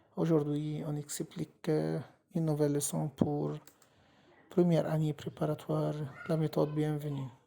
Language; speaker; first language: French; non-native, fluent; Arabic